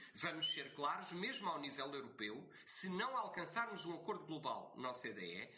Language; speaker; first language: Portuguese; native; Portuguese